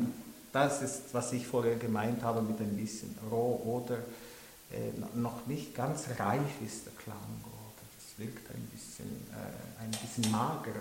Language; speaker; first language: German; non-native, local second language; French